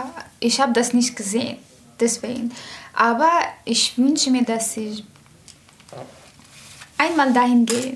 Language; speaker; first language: German; non-native, learner; Persian